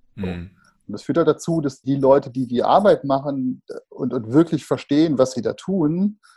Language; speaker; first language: German; native; German